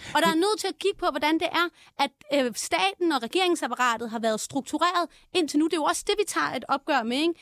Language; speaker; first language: Danish; native; Danish